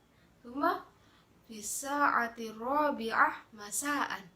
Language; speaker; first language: Arabic; non-native, fluent; Malay